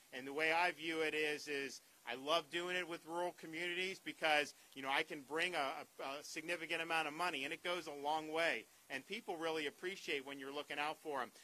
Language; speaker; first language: English; native; English